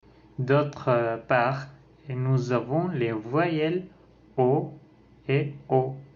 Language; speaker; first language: French; non-native, learner; Spanish